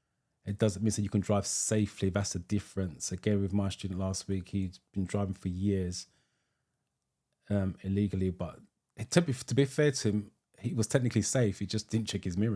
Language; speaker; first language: English; native; English